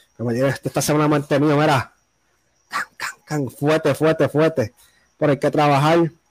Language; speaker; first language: Spanish; native; Spanish